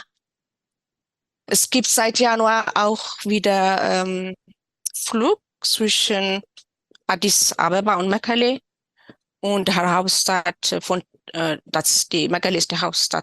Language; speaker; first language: German; non-native, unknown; Tigrinya